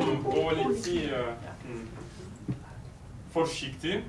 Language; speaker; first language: Norwegian; non-native, learner; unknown